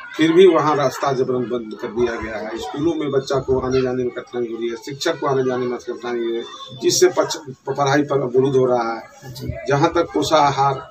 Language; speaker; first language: Hindi; native; Hindi